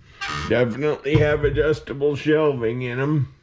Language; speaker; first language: English; native; English